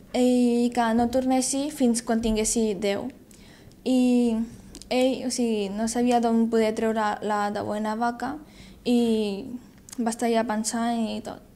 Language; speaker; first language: Catalan; non-native, fluent; Chinese